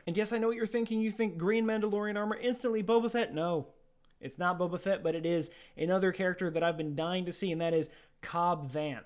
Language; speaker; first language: English; native; English